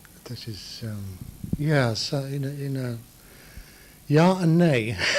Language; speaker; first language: Dutch; non-native, learner; English